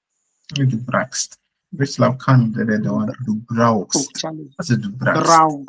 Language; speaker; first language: German; non-native, fluent; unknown